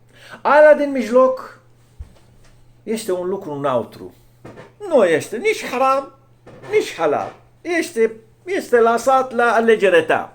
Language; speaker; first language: Romanian; non-native, fluent; Arabic